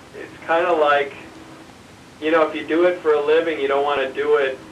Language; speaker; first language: English; native; English